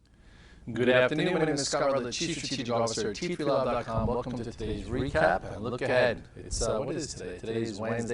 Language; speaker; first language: English; native; English